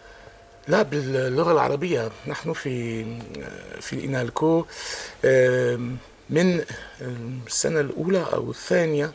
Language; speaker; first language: Arabic; non-native, fluent; French